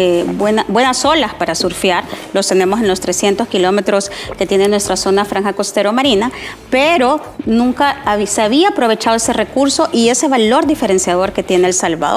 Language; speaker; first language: Spanish; native; Spanish